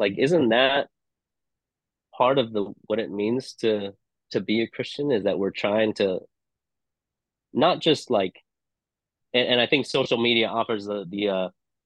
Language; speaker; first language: English; non-native, local second language; Cantonese